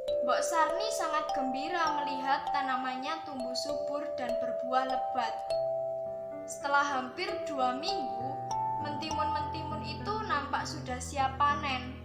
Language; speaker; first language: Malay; non-native, local second language; Javanese